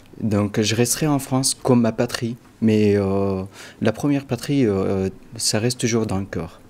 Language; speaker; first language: French; non-native, fluent; Arabic